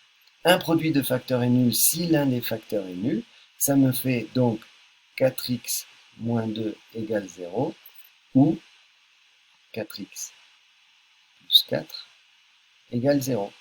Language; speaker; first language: French; native; French